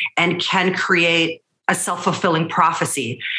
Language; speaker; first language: English; early bilingual, other home language; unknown